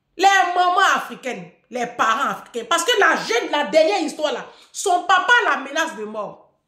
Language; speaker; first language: French; native; French